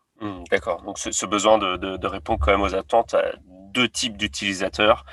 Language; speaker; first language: French; native; French